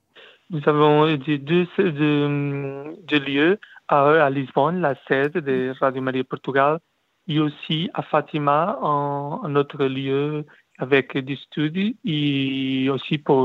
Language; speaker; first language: French; non-native, learner; Portuguese